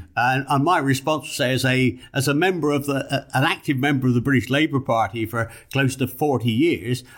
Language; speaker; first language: English; native; English